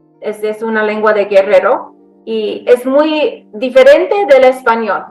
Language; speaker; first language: Spanish; non-native, fluent; English